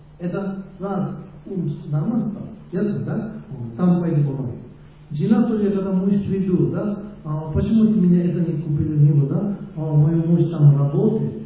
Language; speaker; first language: Russian; non-native, learner; Tibetan